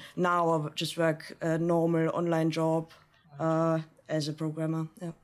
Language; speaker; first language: English; non-native, fluent; German